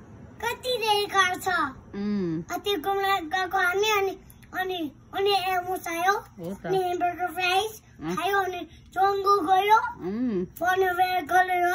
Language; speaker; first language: Nepali; early bilingual, heritage; Nepali